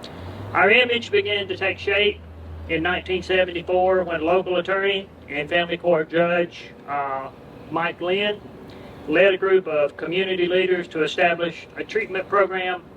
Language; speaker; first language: English; native; English